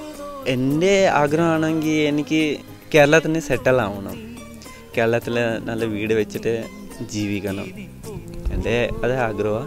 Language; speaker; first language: Malayalam; early bilingual, other home language; Hindi